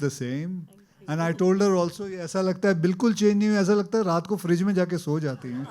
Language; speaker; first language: Hindi; native; Hindi